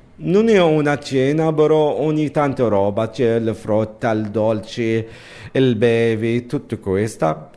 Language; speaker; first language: Italian; non-native, learner; Arabic